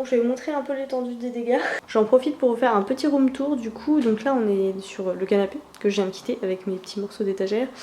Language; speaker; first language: French; native; French